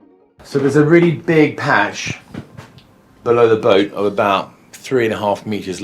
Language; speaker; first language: English; native; English